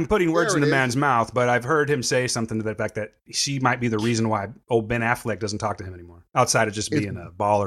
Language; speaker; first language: English; native; English